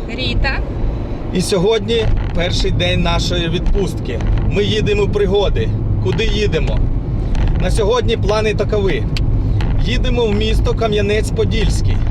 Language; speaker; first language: Ukrainian; non-native, local second language; Russian